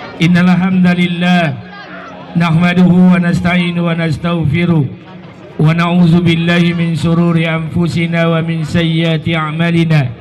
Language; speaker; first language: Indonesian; native; Indonesian